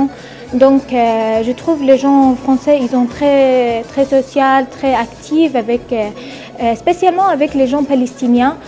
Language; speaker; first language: French; non-native, fluent; Arabic